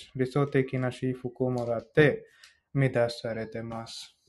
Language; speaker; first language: Japanese; non-native, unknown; Hindi